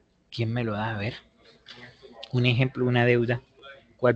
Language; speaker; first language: Spanish; native; Spanish